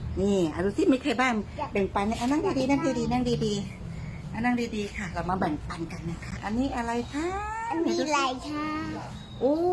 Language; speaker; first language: Thai; native; Thai